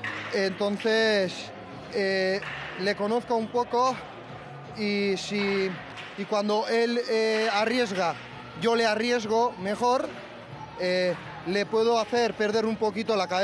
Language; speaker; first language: Spanish; non-native, fluent; French